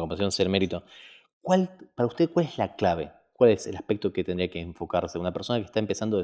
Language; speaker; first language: Spanish; native; Spanish